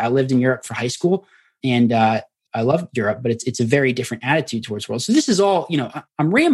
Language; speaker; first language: English; native; English